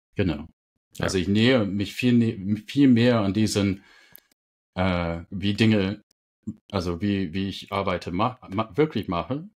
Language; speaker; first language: German; non-native, fluent; English